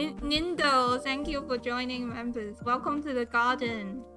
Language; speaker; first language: English; non-native, local second language; Cantonese